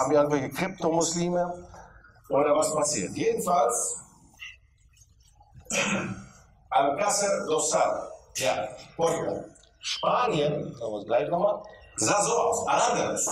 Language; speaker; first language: German; early bilingual, other home language; Greek